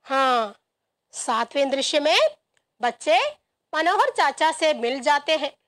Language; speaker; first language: Hindi; non-native, local second language; Malayalam